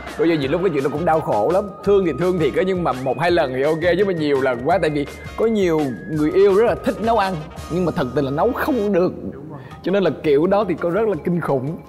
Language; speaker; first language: Vietnamese; native; Vietnamese